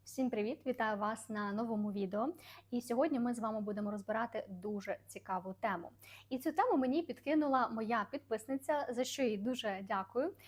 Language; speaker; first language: Ukrainian; non-native, local second language; Russian